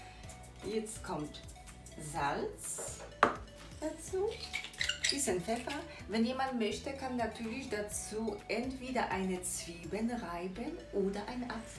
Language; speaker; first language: German; non-native, fluent; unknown